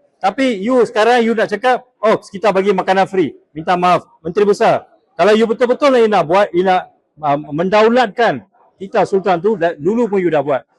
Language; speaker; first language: Malay; non-native, local second language; Tamil